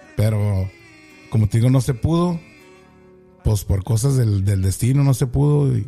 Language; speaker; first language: Spanish; native; Spanish